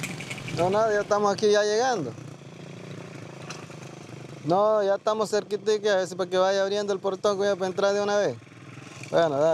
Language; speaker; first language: Spanish; native; Spanish